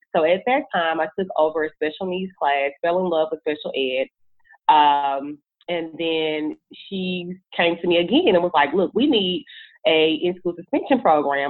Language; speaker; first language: English; native; English